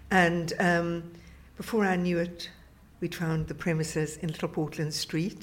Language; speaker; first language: English; native; English